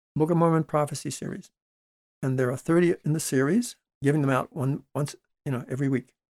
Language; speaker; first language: English; early bilingual, other home language; Dutch